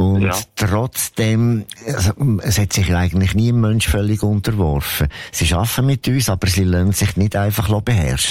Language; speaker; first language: German; native; German